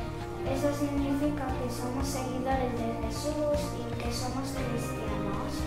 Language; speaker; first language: Spanish; early bilingual, other home language; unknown